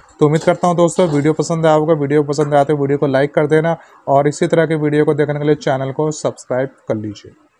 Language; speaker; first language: Hindi; native; Hindi